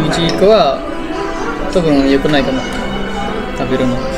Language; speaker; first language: Japanese; non-native, fluent; Indonesian